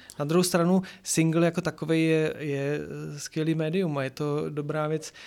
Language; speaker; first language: Czech; native; Czech